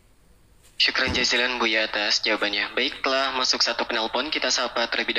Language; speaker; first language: Indonesian; native; Indonesian